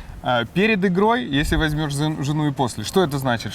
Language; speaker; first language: Russian; native; Russian